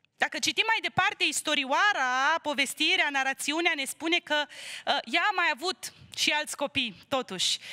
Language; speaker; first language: Romanian; native; Romanian